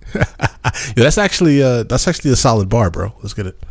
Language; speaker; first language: English; native; English